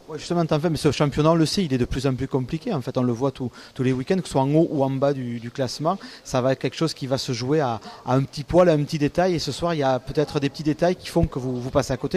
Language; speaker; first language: French; native; French